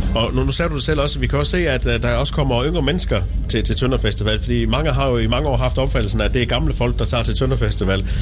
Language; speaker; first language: Danish; non-native, fluent; Dutch